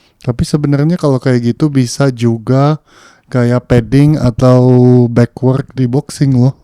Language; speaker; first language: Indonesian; early bilingual, heritage; Indonesian